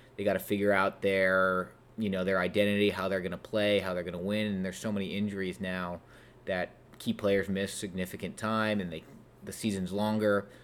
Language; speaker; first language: English; native; English